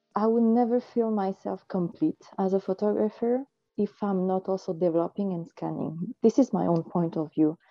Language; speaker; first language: English; non-native, fluent; French